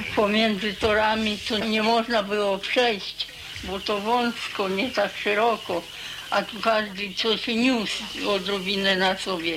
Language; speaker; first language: Polish; early bilingual, heritage; Polish